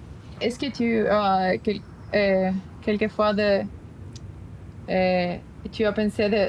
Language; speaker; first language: French; non-native, learner; Spanish